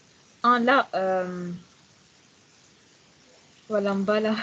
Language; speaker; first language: French; non-native, learner; Arabic